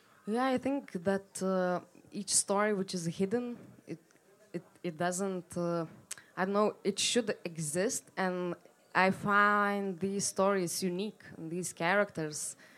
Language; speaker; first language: English; non-native, fluent; Lithuanian